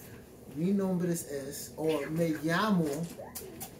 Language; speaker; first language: Spanish; non-native, learner; English